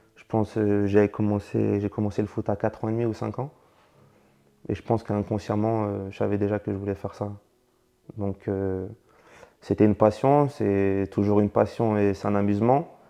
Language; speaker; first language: French; native; French